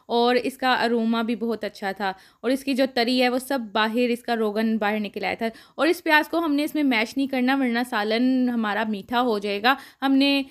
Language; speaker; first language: Urdu; non-native, local second language; Punjabi